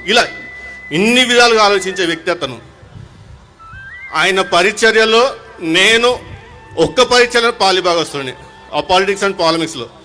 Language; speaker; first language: Telugu; non-native, local second language; Urdu